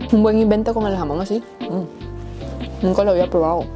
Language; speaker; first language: Spanish; native; Spanish